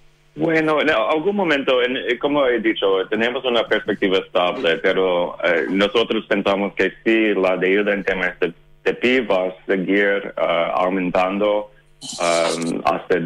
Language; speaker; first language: Spanish; non-native, fluent; English